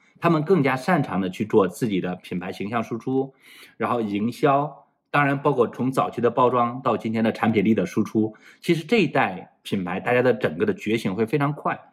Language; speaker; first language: Chinese; native; Chinese